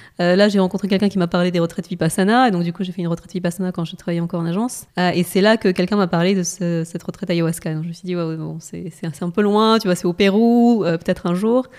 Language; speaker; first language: French; non-native, fluent; Russian